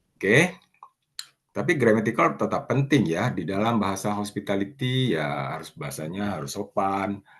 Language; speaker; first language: Indonesian; native; Indonesian